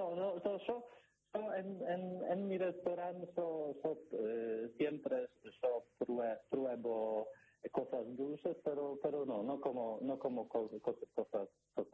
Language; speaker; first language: Spanish; non-native, learner; Polish